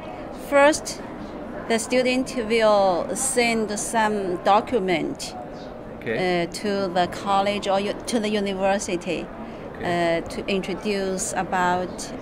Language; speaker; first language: English; non-native, learner; Chinese